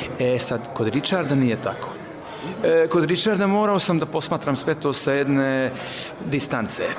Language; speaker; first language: Serbian; non-native, local second language; Hungarian